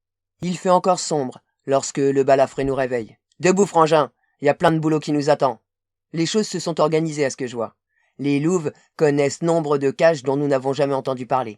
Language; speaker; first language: French; native; French